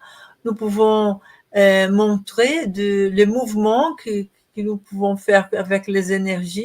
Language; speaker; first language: French; non-native, learner; Portuguese